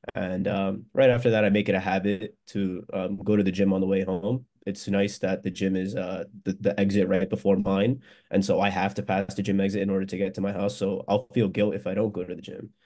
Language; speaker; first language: English; native; English